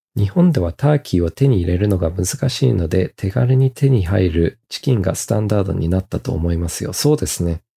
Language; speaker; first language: Japanese; early bilingual, heritage; Japanese